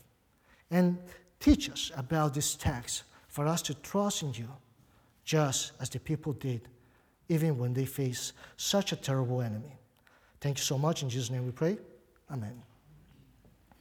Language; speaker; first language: English; non-native, fluent; Portuguese